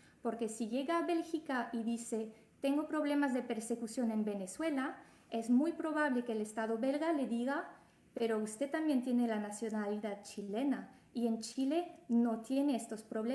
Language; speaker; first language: Spanish; non-native, fluent; French